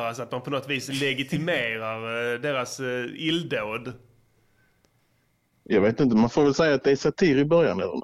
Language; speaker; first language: Swedish; native; Swedish